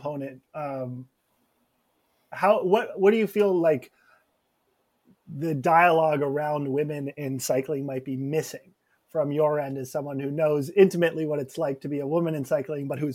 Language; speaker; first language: English; native; English